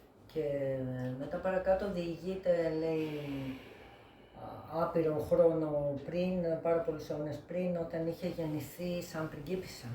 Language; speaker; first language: Greek; native; Greek